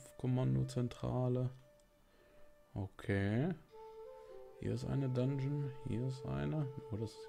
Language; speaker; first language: German; native; German